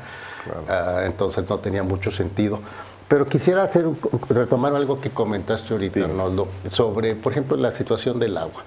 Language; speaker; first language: Spanish; native; Spanish